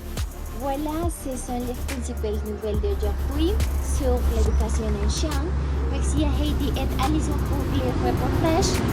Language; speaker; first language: French; non-native, learner; Spanish